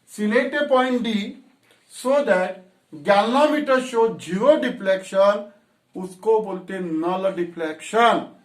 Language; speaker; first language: Hindi; non-native, local second language; Marathi